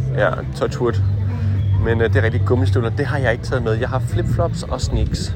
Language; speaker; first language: Danish; native; Danish